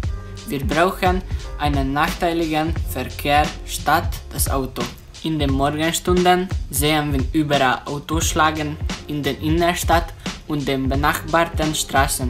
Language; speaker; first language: German; non-native, learner; Hungarian